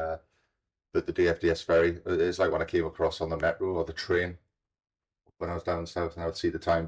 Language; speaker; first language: English; native; English